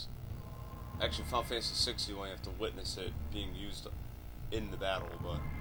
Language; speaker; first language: English; native; English